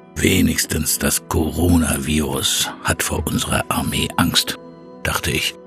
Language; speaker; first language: German; native; German